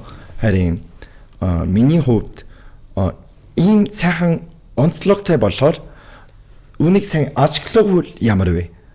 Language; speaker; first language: Mongolian; non-native, fluent; Korean